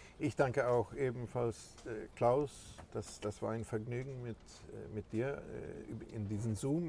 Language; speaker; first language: German; non-native, fluent; Swedish